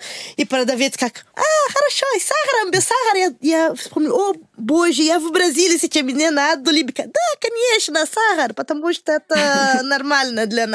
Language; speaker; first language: Russian; non-native, learner; Portuguese